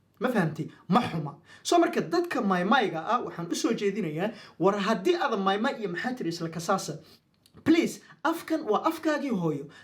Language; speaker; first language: Somali; non-native, local second language; Maay